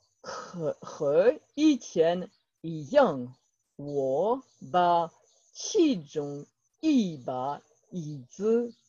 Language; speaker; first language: Chinese; non-native, learner; French